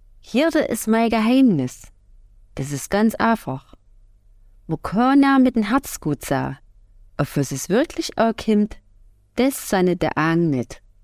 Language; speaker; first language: German; native; German